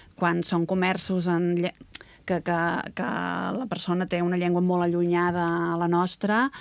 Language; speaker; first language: Catalan; native; Catalan